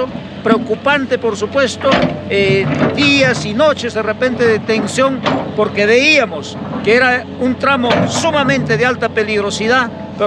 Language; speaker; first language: Spanish; native; Spanish